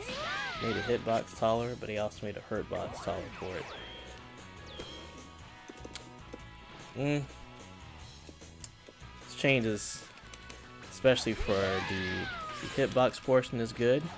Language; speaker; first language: English; native; English